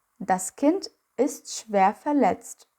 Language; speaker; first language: German; non-native, fluent; Ukrainian